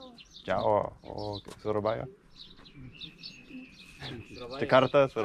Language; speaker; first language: Indonesian; non-native, learner; English